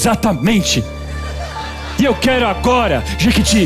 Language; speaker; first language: Portuguese; native; Portuguese